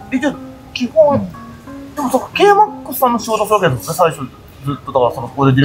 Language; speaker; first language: Japanese; native; Japanese